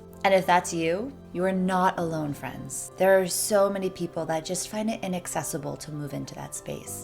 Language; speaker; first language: English; native; English